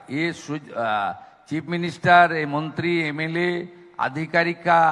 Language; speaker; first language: Hindi; non-native, local second language; Bangla